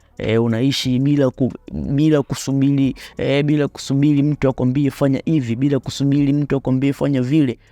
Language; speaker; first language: Swahili; native; Swahili